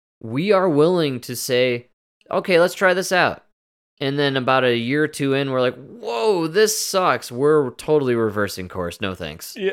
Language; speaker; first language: English; native; English